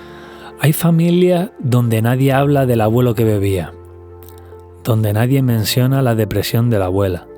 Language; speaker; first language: Spanish; native; Spanish